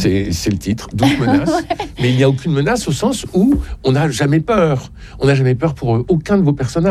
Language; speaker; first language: French; native; French